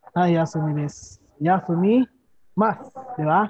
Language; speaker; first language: Japanese; non-native, fluent; Filipino